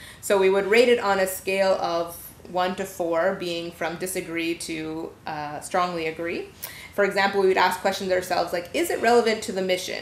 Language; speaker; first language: English; native; English